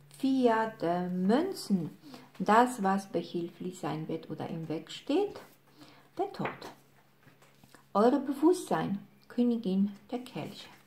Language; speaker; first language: German; non-native, fluent; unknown